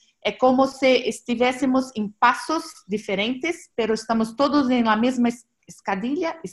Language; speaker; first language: Spanish; non-native, learner; Portuguese